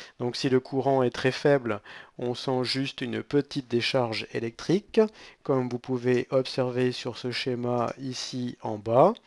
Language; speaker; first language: French; native; French